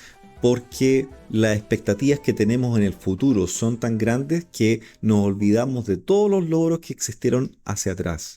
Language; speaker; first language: Spanish; native; Spanish